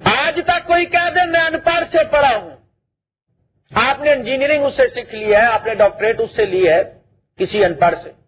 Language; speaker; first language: Urdu; non-native, local second language; Punjabi